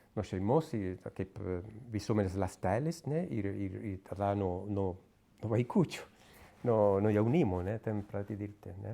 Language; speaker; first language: Lithuanian; non-native, fluent; Spanish